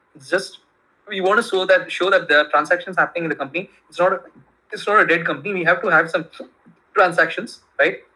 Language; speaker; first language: English; non-native, local second language; Kannada